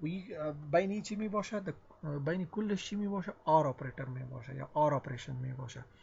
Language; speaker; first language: Persian; non-native, local second language; Pashto